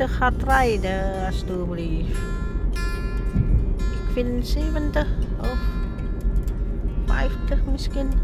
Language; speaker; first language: Dutch; non-native, learner; Indonesian